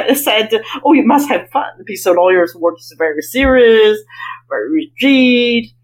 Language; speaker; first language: English; non-native, fluent; Chinese